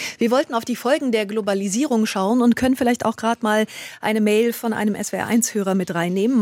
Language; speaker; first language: German; native; German